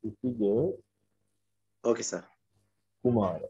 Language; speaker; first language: English; non-native, learner; Sinhala